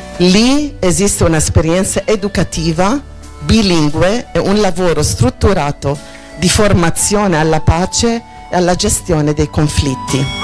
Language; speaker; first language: Italian; non-native, fluent; Arabic